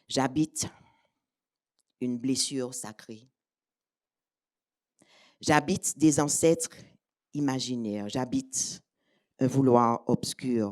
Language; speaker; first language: French; native; French